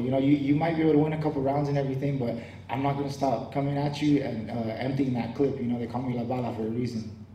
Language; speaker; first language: English; early bilingual, other home language; Spanish